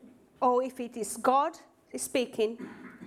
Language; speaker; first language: English; non-native, fluent; Portuguese